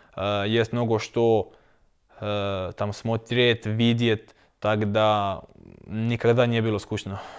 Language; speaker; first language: Russian; non-native, learner; Croatian